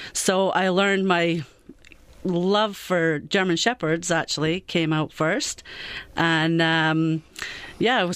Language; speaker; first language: English; native; English